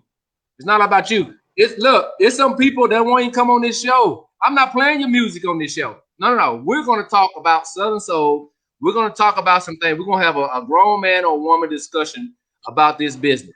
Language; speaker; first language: English; native; English